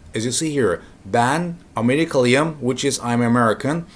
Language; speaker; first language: English; non-native, fluent; Turkish